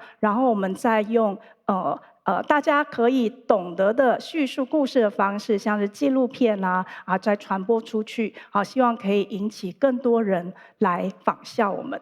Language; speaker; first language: Chinese; native; Chinese